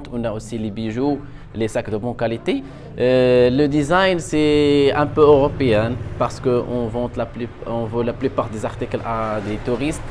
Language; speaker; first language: French; non-native, local second language; Arabic